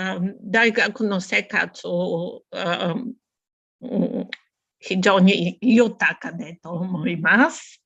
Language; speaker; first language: Japanese; non-native, learner; Bulgarian